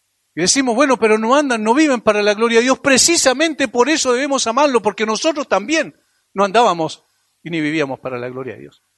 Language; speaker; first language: Spanish; native; Spanish